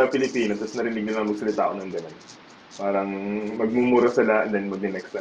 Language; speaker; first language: Filipino; non-native, fluent; English